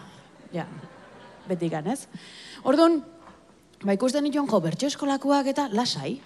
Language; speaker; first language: Basque; native; Basque